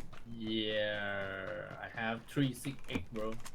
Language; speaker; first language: English; non-native, learner; Thai